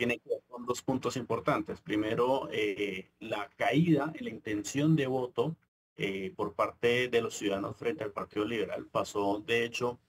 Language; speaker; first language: Spanish; native; Spanish